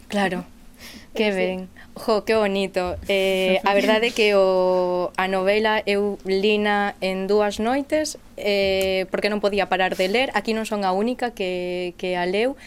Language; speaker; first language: Galician; native; Galician